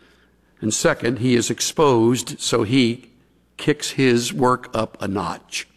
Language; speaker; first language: English; native; English